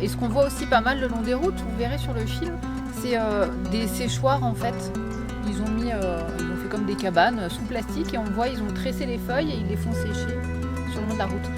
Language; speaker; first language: French; native; French